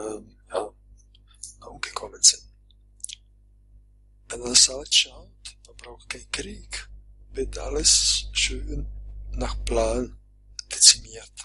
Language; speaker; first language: German; non-native, fluent; Croatian